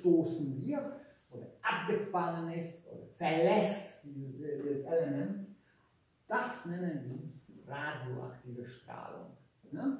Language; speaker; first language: German; non-native, fluent; Hungarian